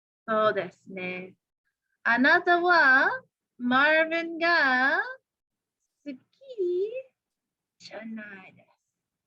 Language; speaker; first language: Japanese; non-native, fluent; English